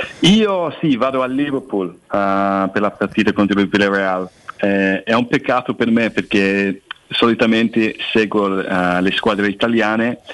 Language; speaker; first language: Italian; non-native, fluent; English